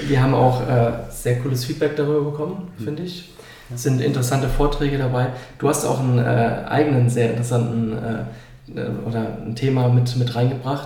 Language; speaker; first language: German; native; German